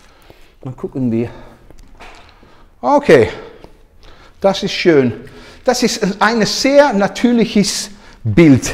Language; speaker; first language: German; non-native, learner; Dutch